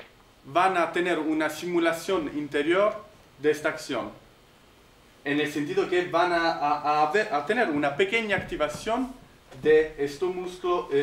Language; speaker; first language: Spanish; non-native, fluent; Italian